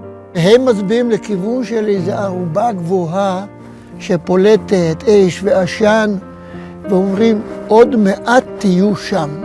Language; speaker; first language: Hebrew; non-native, fluent; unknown